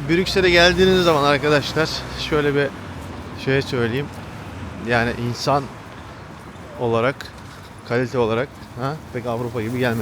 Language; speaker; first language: Turkish; native; Turkish